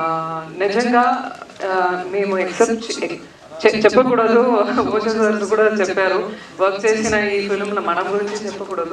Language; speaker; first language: Telugu; non-native, learner; Tamil